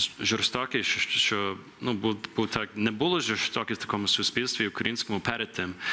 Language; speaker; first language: Ukrainian; early bilingual, heritage; Ukrainian